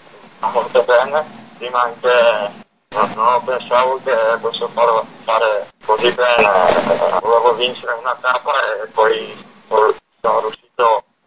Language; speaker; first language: Italian; non-native, learner; Slovak